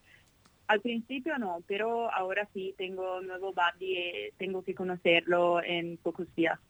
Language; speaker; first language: Spanish; non-native, fluent; Italian